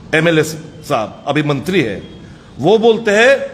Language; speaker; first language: Hindi; non-native, local second language; Bangla